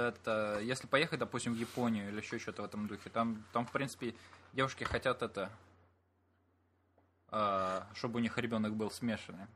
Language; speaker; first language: Russian; native; Russian